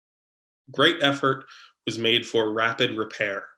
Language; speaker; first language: English; native; English